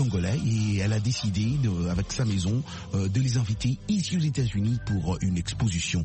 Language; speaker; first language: French; non-native, local second language; Lingala